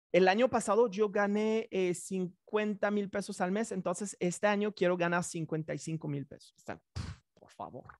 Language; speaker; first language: Spanish; non-native, fluent; French